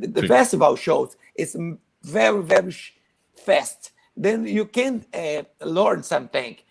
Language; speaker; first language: English; non-native, learner; Portuguese